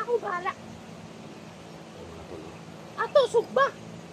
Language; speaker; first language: Cebuano; non-native, local second language; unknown